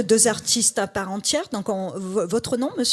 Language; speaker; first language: French; native; French